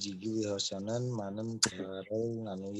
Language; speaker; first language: Korean; non-native, learner; Indonesian